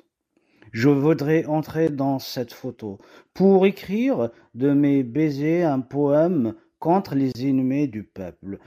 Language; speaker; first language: French; non-native, local second language; Kabyle